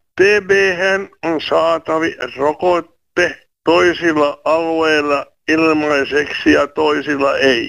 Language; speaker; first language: Finnish; native; Finnish